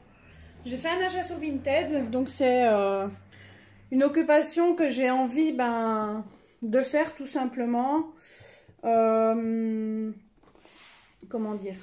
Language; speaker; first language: French; native; French